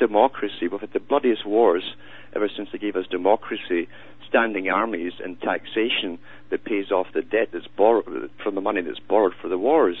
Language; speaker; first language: English; native; English